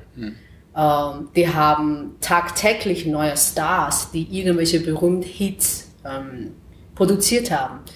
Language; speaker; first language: German; non-native, fluent; Chinese